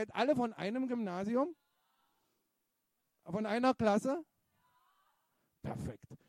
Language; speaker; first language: German; native; German